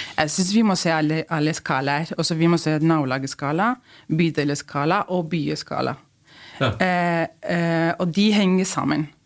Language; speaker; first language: Norwegian; non-native, fluent; Spanish